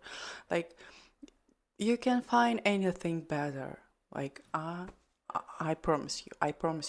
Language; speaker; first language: English; non-native, fluent; Georgian